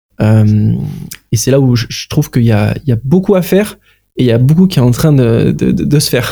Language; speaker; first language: French; native; French